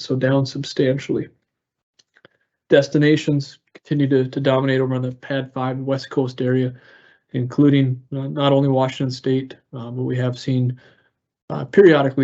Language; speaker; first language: English; native; English